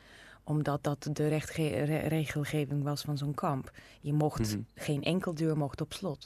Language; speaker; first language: Dutch; non-native, fluent; Russian